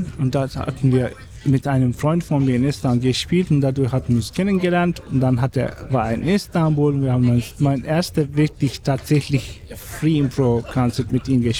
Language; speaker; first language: German; non-native, fluent; Turkish